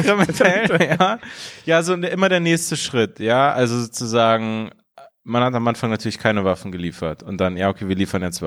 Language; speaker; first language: German; early bilingual, other home language; Persian